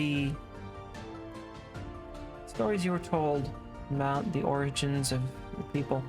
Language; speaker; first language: English; native; English